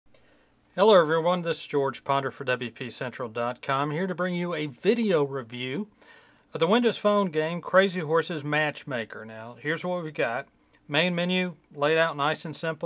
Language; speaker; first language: English; native; English